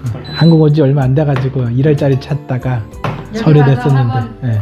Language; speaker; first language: Korean; native; Korean